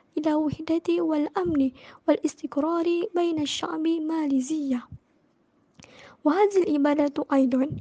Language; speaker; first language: Arabic; non-native, learner; Malay